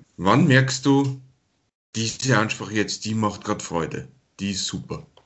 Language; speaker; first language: German; native; German